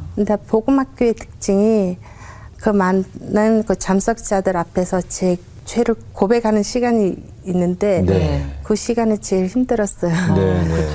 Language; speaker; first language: Korean; non-native, fluent; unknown